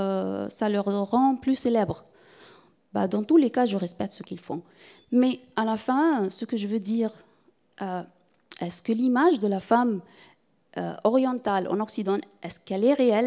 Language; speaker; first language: French; non-native, fluent; Arabic